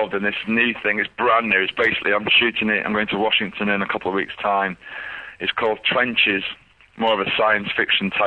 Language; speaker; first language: English; native; English